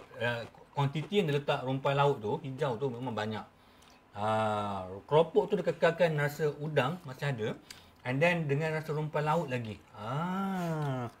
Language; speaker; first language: Malay; native; Malay